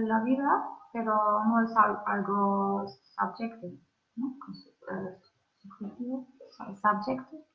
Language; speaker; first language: Spanish; non-native, learner; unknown